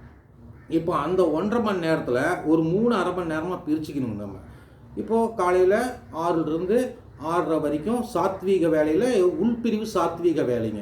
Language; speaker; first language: Tamil; native; Tamil